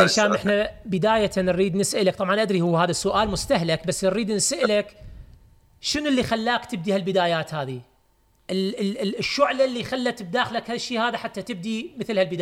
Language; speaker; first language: Arabic; native; Arabic